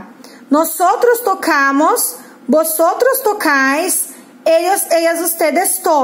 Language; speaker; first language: Spanish; non-native, fluent; Portuguese